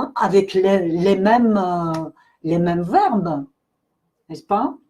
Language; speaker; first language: French; non-native, fluent; Russian